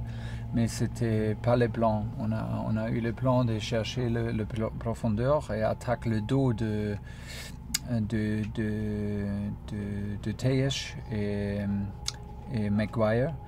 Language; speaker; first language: French; non-native, fluent; German